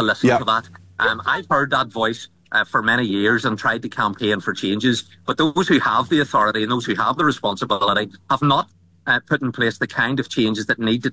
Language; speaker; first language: English; native; English